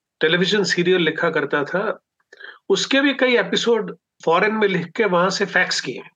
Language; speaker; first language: Hindi; non-native, local second language; Punjabi